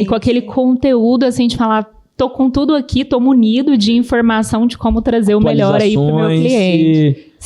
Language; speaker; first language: Portuguese; native; Portuguese